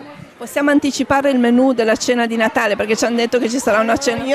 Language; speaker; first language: Italian; native; Italian